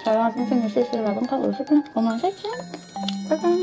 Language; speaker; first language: Chinese; non-native, learner; Korean